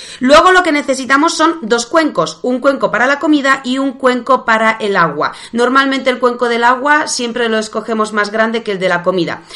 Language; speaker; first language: Spanish; non-native, fluent; Polish